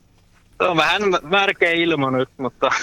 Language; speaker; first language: Finnish; early bilingual, heritage; Finnish